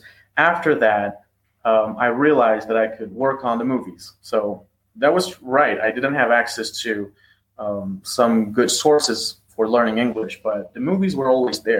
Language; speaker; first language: English; non-native, fluent; Persian